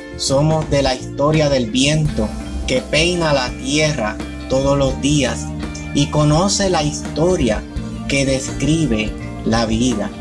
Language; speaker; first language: Spanish; native; Spanish